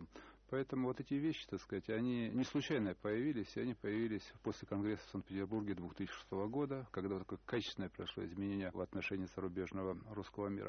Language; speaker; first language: Russian; native; Russian